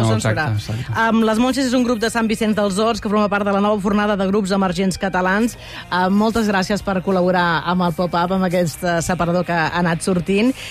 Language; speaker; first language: Catalan; native; Catalan